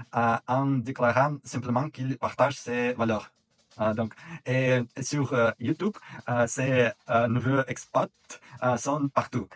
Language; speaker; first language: French; non-native, fluent; Russian